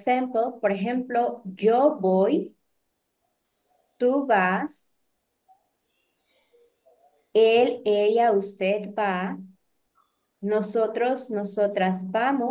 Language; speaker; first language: Spanish; non-native, fluent; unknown